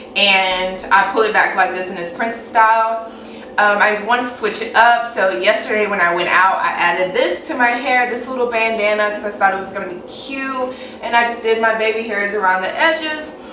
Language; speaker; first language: English; native; English